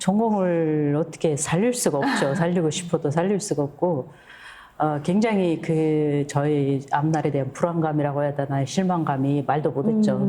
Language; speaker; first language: Korean; non-native, fluent; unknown